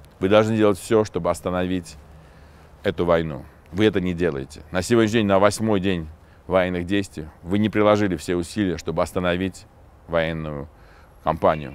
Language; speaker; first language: Russian; non-native, local second language; Armenian